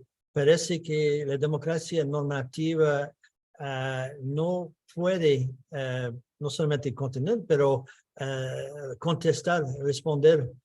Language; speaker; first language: Spanish; non-native, fluent; English